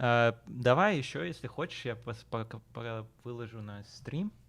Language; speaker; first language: Russian; early bilingual, heritage; Russian